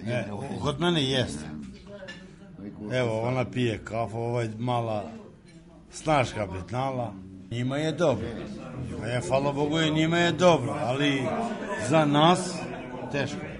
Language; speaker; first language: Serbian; non-native, local second language; Albanian